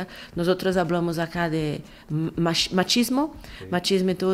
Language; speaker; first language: Spanish; non-native, fluent; Portuguese